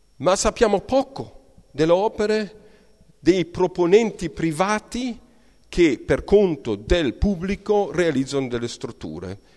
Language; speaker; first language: Italian; non-native, fluent; German